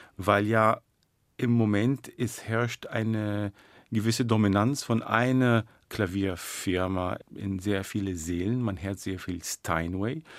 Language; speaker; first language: German; non-native, fluent; Arabic